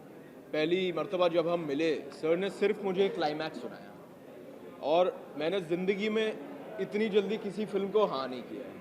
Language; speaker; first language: Hindi; native; Hindi